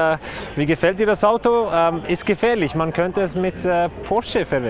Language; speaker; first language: German; native; German